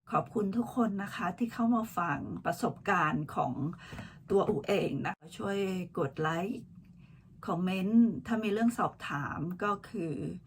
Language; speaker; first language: Thai; native; Thai